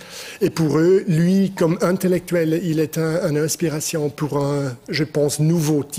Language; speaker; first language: French; non-native, fluent; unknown